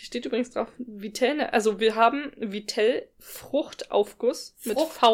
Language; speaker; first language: German; native; German